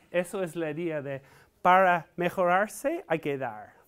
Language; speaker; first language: Spanish; non-native, fluent; English